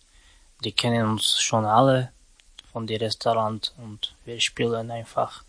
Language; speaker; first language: German; non-native, learner; Slovak